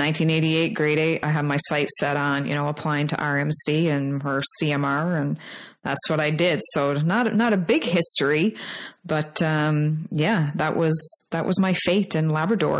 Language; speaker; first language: English; native; English